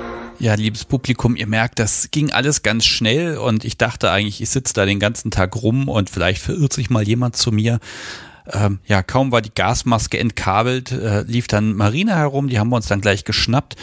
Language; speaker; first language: German; native; German